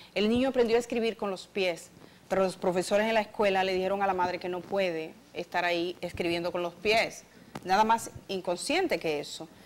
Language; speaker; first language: Spanish; native; Spanish